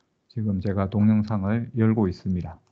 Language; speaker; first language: Korean; native; Korean